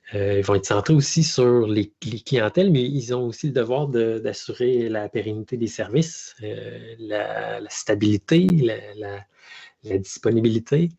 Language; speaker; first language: French; native; French